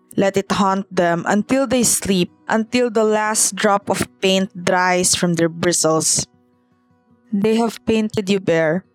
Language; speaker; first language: English; non-native, local second language; Cebuano